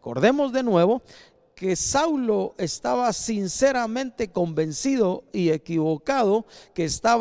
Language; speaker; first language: Spanish; native; Spanish